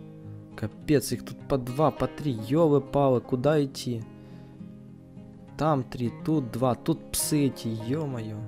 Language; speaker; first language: Russian; native; Russian